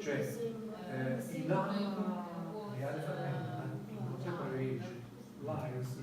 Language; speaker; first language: English; non-native, learner; Italian